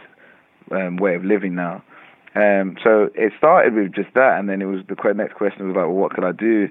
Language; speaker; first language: English; native; English